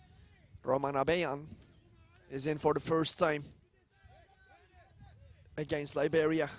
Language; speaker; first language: English; non-native, fluent; Turkish